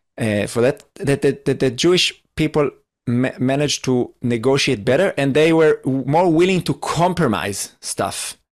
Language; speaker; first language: English; non-native, fluent; Hebrew